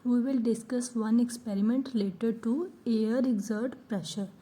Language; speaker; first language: English; non-native, local second language; Punjabi